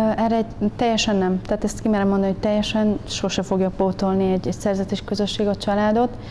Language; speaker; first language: Hungarian; native; Hungarian